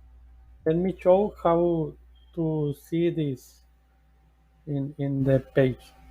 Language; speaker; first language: English; non-native, learner; Spanish